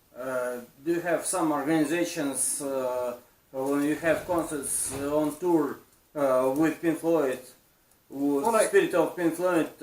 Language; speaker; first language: English; non-native, learner; Russian